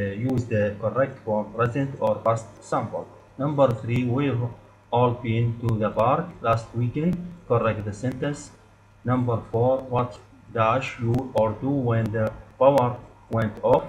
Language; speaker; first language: English; non-native, fluent; Arabic